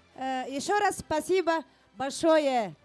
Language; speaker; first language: Russian; non-native, learner; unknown